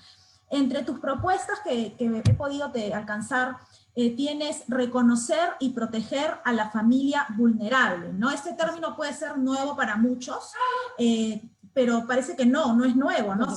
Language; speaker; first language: Spanish; native; Spanish